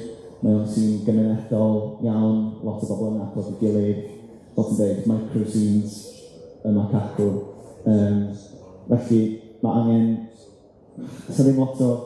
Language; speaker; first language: Welsh; native; Welsh